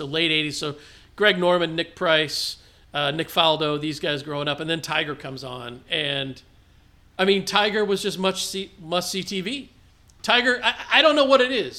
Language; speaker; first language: English; native; English